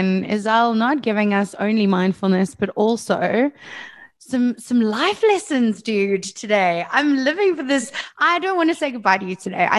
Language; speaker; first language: English; native; English